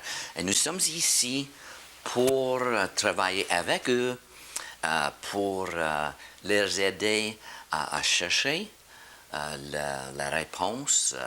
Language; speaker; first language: French; non-native, learner; English